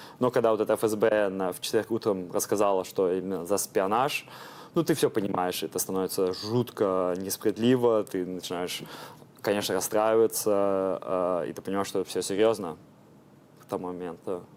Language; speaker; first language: Russian; early bilingual, heritage; Russian